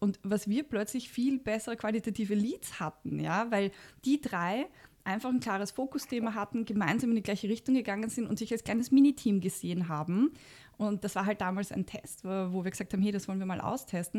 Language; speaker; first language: German; native; German